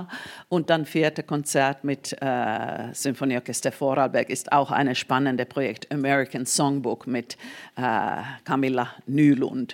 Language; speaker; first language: German; non-native, fluent; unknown